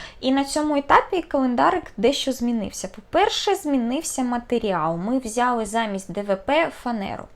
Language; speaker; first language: Ukrainian; non-native, local second language; Russian